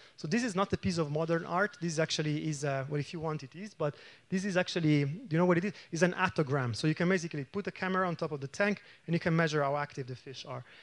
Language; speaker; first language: English; non-native, fluent; Italian